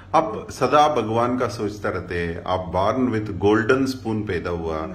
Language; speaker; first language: Hindi; non-native, local second language; Kannada